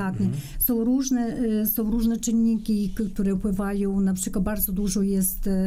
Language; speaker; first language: Polish; non-native, fluent; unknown